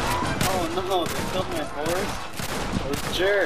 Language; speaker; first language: English; native; English